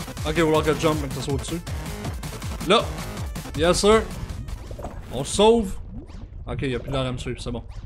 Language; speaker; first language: French; native; French